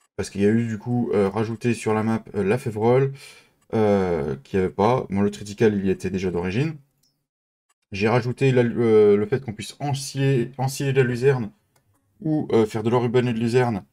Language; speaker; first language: French; native; French